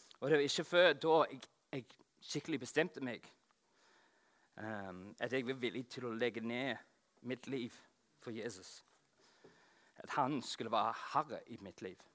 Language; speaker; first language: Norwegian; non-native, fluent; English